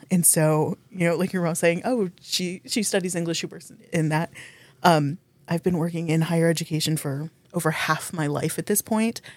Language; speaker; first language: English; native; English